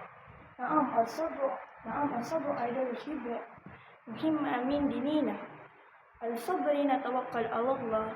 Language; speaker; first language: Arabic; non-native, learner; Malay